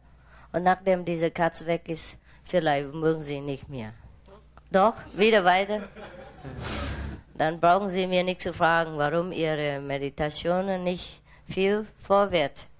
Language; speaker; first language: German; non-native, fluent; Vietnamese